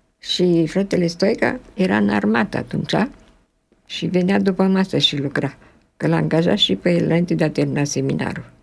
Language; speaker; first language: Romanian; early bilingual, other home language; French